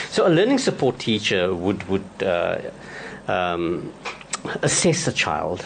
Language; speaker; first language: English; non-native, local second language; Afrikaans